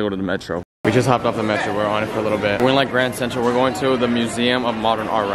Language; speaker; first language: English; native; English